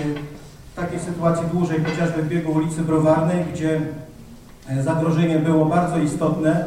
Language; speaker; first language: Polish; native; Polish